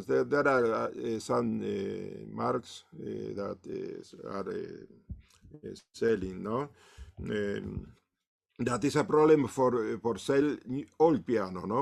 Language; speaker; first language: English; non-native, learner; Spanish